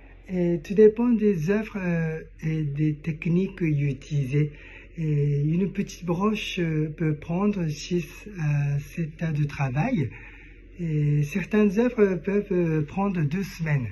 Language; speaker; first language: French; non-native, fluent; Japanese